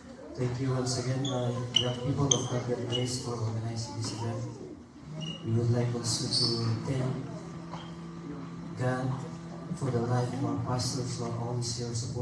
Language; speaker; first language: English; non-native, local second language; Filipino